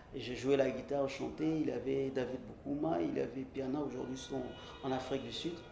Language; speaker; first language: French; non-native, local second language; Lingala